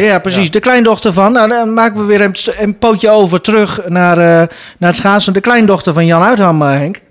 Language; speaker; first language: Dutch; native; Dutch